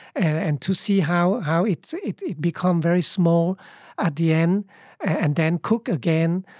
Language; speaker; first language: English; early bilingual, other home language; Vietnamese